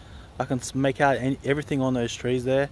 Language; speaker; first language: English; native; English